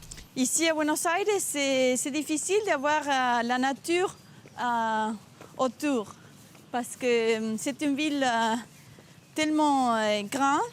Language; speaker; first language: French; non-native, fluent; Spanish